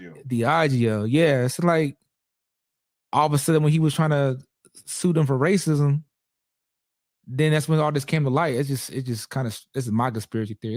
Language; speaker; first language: English; native; English